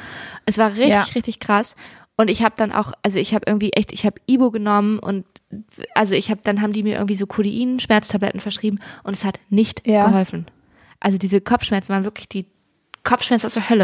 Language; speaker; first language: German; native; German